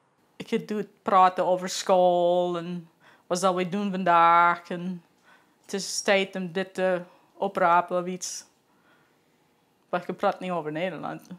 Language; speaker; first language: Dutch; early bilingual, heritage; English